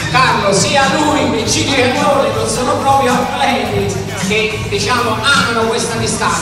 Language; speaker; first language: Italian; native; Italian